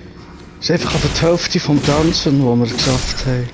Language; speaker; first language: German; native; German